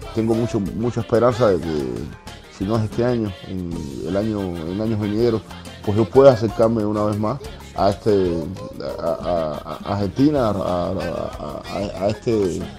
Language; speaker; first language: Spanish; native; Spanish